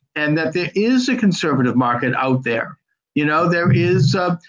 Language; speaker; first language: English; native; English